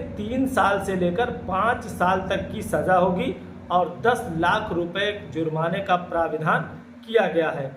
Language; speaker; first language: Hindi; native; Hindi